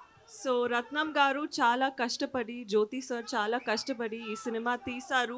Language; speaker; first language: Telugu; non-native, learner; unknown